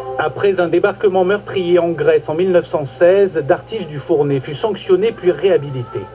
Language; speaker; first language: French; native; French